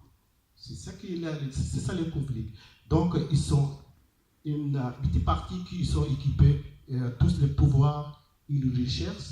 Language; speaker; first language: French; non-native, learner; Arabic